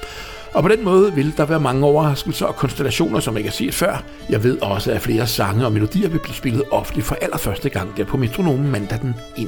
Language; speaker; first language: Danish; native; Danish